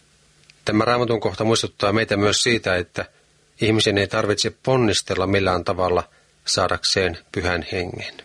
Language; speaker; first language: Finnish; native; Finnish